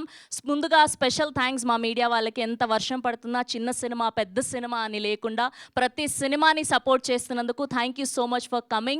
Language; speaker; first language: Telugu; native; Telugu